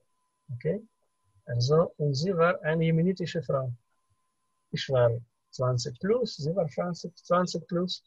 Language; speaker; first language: German; non-native, fluent; Russian